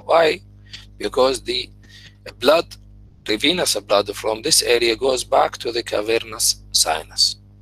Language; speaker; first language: English; non-native, fluent; Arabic